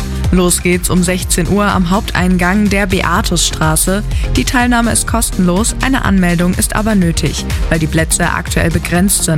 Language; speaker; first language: German; native; German